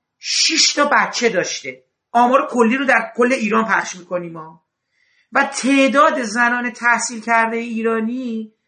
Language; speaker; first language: Persian; native; Persian